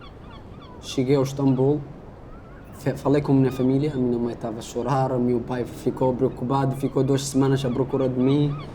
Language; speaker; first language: Portuguese; non-native, learner; Arabic